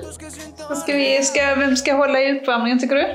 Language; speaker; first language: Swedish; native; Swedish